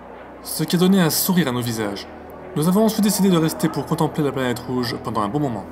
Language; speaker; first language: French; native; French